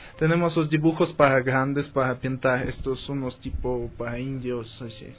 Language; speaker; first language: Spanish; non-native, fluent; Russian